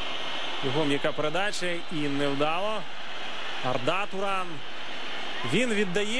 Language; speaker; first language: Ukrainian; native; Ukrainian